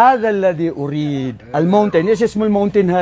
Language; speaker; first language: Arabic; non-native, learner; Maranao